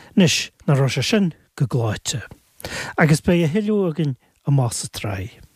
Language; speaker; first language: Irish; native; Irish